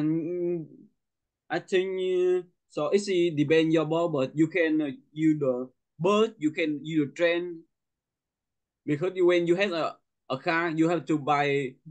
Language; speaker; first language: English; non-native, learner; Vietnamese